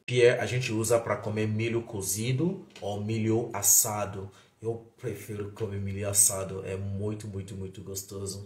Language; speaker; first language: Portuguese; non-native, fluent; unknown